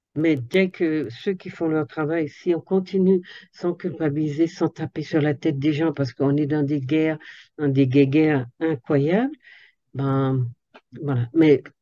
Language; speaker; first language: French; native; French